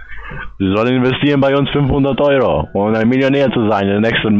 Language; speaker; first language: German; non-native, learner; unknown